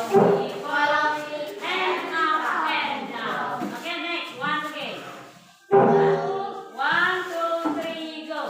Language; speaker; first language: English; non-native, learner; Indonesian